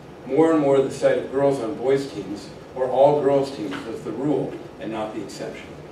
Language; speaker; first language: English; native; English